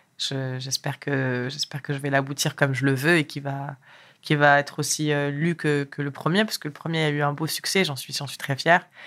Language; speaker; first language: French; early bilingual, other home language; Arabic